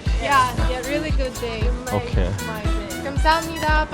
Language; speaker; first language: English; non-native, learner; Russian